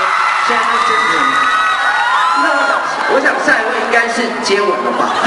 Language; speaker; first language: Chinese; native; Chinese